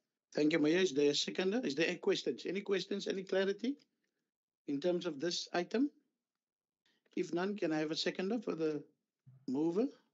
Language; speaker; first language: English; non-native, local second language; Afrikaans